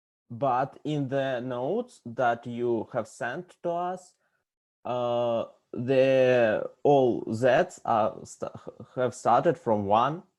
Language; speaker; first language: English; non-native, fluent; Russian